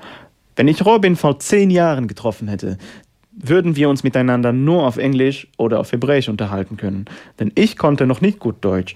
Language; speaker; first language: German; non-native, fluent; Hebrew